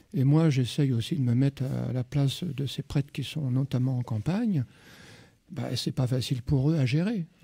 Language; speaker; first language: French; native; French